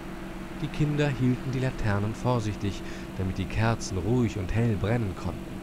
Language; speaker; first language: German; native; German